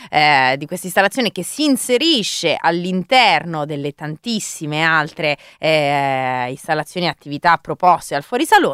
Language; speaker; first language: Italian; native; Italian